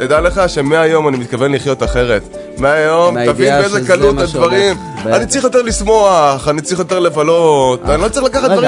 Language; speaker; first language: Hebrew; native; Hebrew